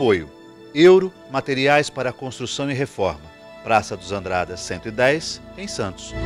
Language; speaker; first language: Portuguese; native; Portuguese